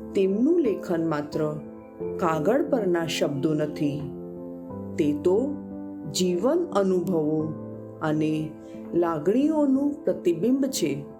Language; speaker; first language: Gujarati; non-native, local second language; Kachhi